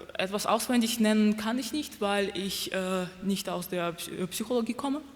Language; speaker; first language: German; non-native, fluent; Russian